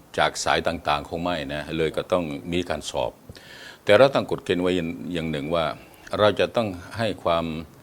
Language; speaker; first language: Thai; non-native, local second language; Malay